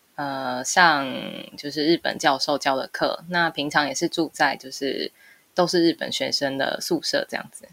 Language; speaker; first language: Chinese; native; Chinese